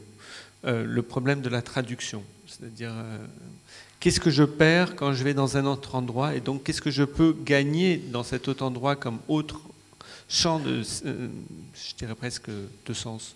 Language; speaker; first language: French; non-native, local second language; Arabic